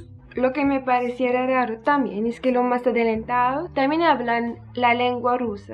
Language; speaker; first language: Spanish; non-native, learner; French